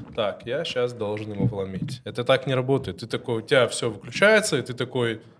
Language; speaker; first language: Russian; non-native, local second language; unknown